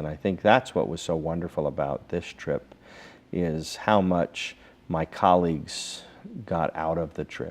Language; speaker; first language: English; native; English